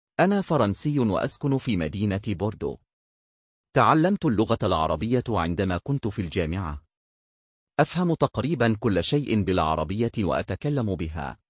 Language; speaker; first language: Arabic; non-native, fluent; French